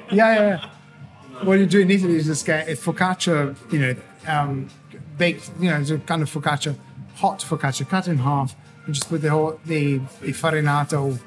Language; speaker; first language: English; non-native, fluent; Italian